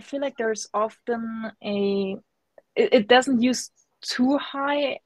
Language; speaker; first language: English; non-native, fluent; German